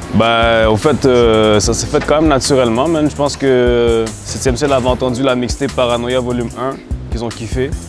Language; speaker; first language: French; native; French